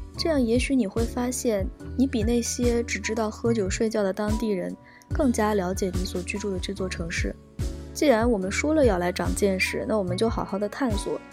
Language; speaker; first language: Chinese; native; Chinese